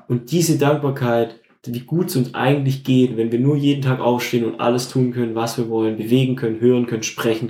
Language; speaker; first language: German; native; German